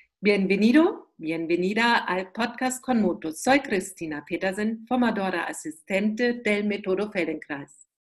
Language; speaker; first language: Spanish; non-native, learner; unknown